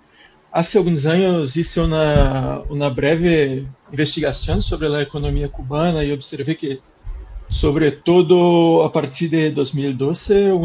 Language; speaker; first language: Spanish; non-native, fluent; Portuguese